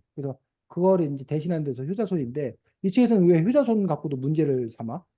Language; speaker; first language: Korean; native; Korean